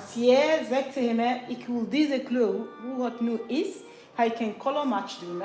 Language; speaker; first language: Dutch; non-native, learner; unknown